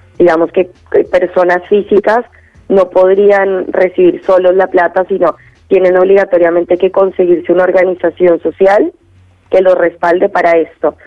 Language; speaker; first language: Spanish; native; Spanish